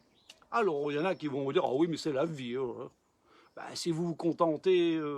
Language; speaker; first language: French; native; French